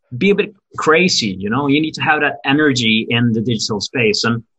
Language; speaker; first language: English; non-native, fluent; Norwegian